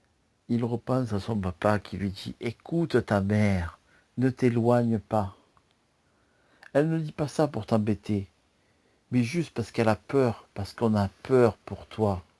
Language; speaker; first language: French; native; French